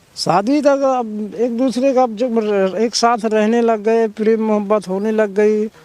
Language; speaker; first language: Hindi; native; Hindi